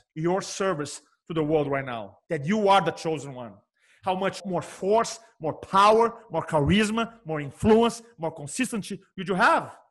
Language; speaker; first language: English; non-native, fluent; Portuguese